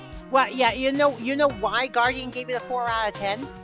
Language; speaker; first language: English; native; English